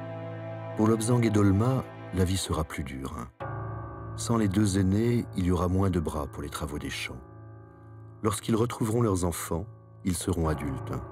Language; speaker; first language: French; native; French